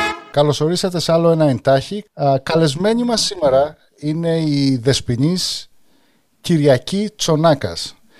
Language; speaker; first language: Greek; native; Greek